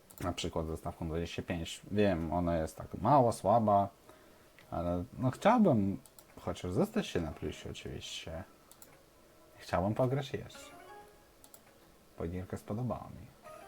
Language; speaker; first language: Polish; non-native, fluent; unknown